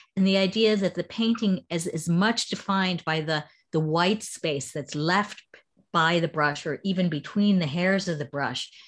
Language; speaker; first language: English; native; English